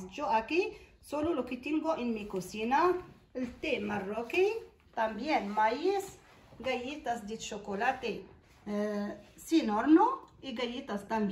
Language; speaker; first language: Spanish; non-native, learner; Arabic